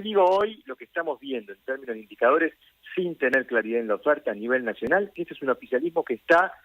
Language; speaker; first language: Spanish; native; Spanish